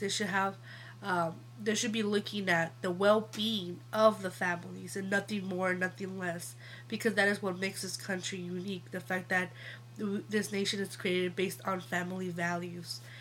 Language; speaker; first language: English; early bilingual, other home language; Spanish